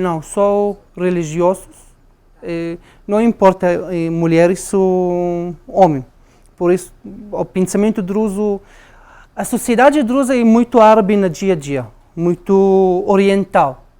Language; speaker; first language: Portuguese; non-native, learner; Arabic